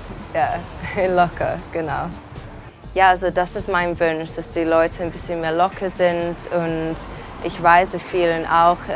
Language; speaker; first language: German; non-native, fluent; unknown